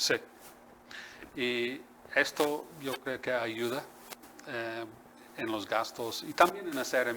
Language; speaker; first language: Spanish; non-native, fluent; English